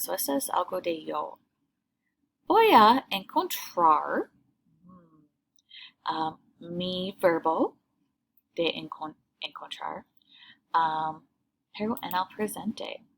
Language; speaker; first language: Spanish; non-native, learner; English